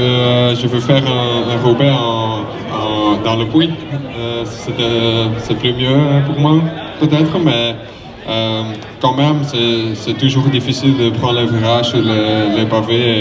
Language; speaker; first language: French; non-native, local second language; Dutch